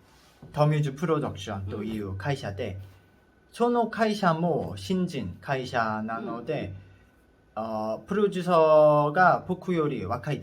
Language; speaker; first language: Japanese; non-native, learner; Korean